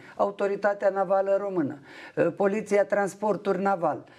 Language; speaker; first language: Romanian; non-native, local second language; Ukrainian